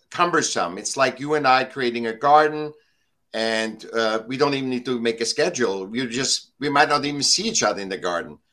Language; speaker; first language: English; non-native, fluent; German